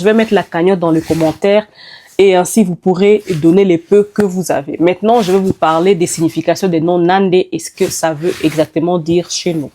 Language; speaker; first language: French; non-native, local second language; Nande